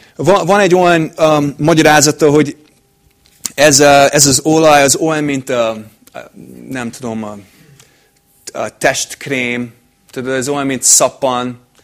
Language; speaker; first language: Hungarian; non-native, fluent; English